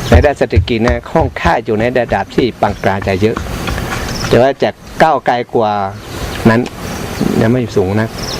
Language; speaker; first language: Thai; non-native, local second language; Hmong